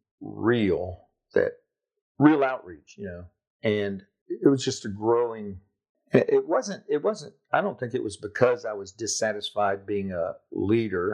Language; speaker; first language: English; native; English